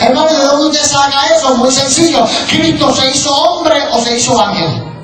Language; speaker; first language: Spanish; native; Spanish